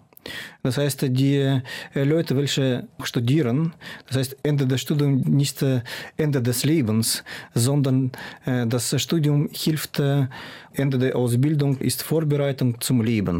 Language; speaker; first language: German; non-native, fluent; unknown